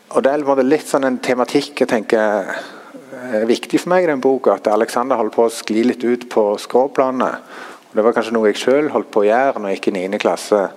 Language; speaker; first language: Norwegian; early bilingual, other home language; German